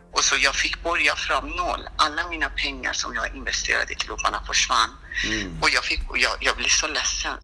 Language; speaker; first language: Swedish; non-native, fluent; Persian